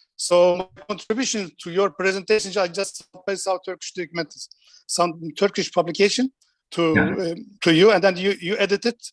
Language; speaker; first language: English; non-native, fluent; Turkish